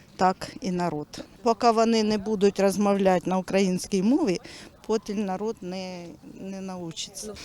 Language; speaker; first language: Ukrainian; non-native, local second language; Russian